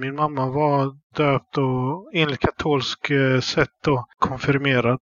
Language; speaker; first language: Swedish; early bilingual, other home language; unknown